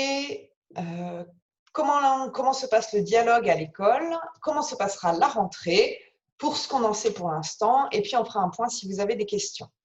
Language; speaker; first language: French; native; French